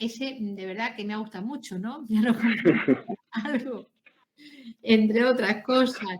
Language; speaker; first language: Spanish; native; Spanish